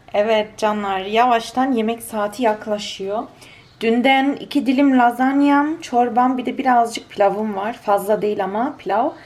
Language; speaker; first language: Turkish; early bilingual, heritage; Turkish